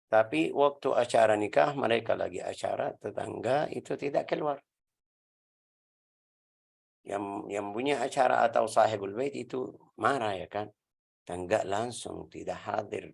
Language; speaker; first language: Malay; non-native, learner; Arabic